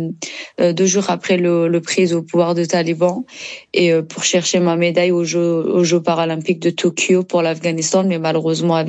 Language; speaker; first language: French; non-native, learner; Persian